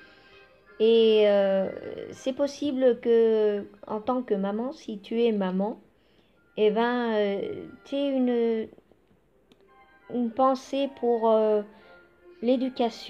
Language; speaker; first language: French; non-native, fluent; Spanish